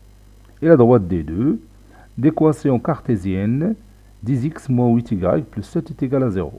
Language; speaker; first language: French; non-native, local second language; Arabic